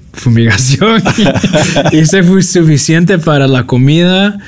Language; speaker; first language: Spanish; early bilingual, heritage; Spanish